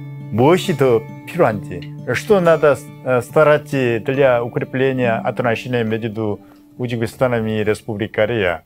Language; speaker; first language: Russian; non-native, learner; Korean